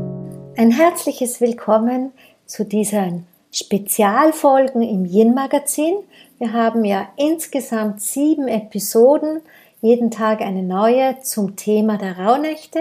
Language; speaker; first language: German; native; German